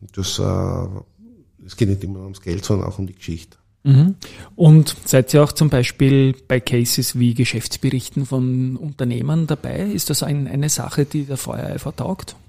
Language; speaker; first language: German; native; German